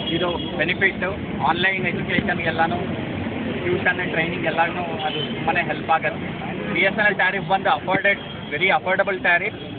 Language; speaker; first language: Kannada; native; Kannada